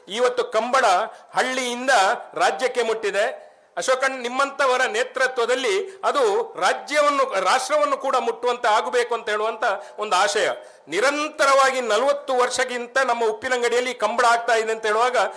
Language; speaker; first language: Kannada; non-native, local second language; Tulu